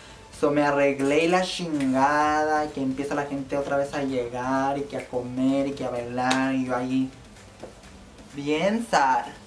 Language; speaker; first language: Spanish; early bilingual, heritage; Spanish